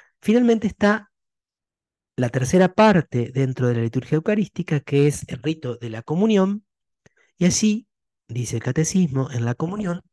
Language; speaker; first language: Spanish; native; Spanish